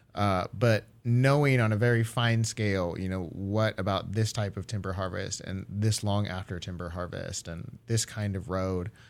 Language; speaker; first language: English; early bilingual, other home language; Japanese